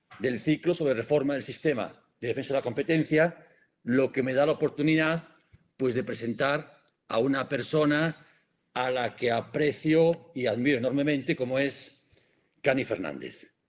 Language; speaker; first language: Spanish; native; Spanish